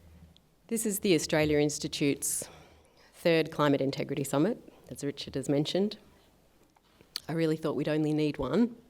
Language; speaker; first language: English; native; English